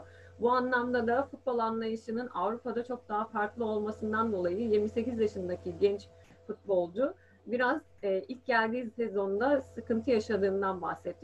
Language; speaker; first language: Turkish; native; Turkish